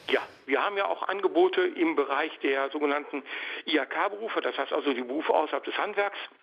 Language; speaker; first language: German; native; German